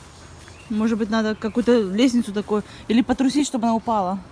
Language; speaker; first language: Russian; native; Russian